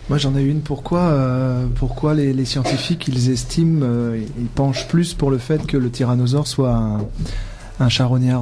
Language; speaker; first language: French; native; French